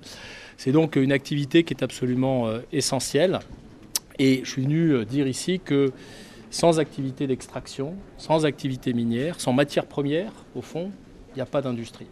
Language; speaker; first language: French; native; French